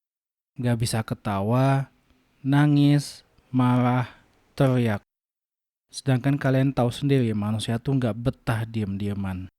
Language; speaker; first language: Indonesian; native; Indonesian